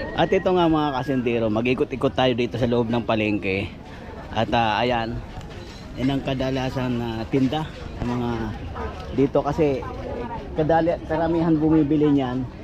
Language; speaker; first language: Filipino; non-native, local second language; Bikol